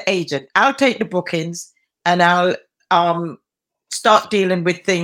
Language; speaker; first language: English; native; English